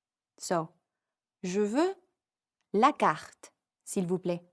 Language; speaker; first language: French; non-native, fluent; English